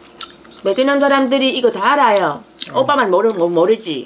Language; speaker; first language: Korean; non-native, learner; Vietnamese